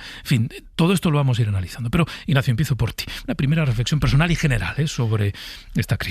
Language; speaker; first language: Spanish; native; Spanish